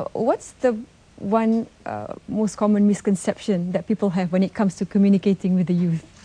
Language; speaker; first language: English; non-native, local second language; Malay